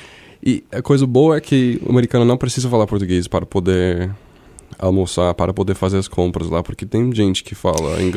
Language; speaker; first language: Portuguese; non-native, fluent; English